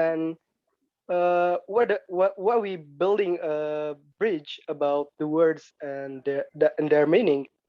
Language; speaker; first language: English; non-native, learner; Indonesian